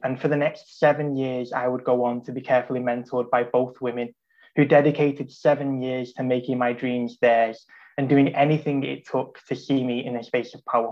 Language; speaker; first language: English; native; English